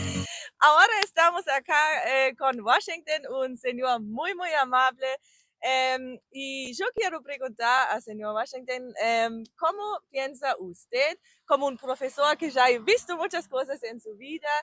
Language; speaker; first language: Spanish; non-native, learner; German